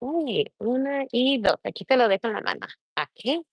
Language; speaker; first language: Spanish; early bilingual, heritage; Spanish